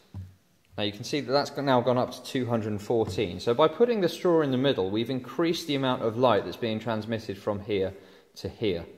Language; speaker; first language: English; native; English